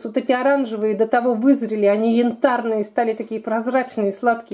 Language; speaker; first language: Russian; native; Russian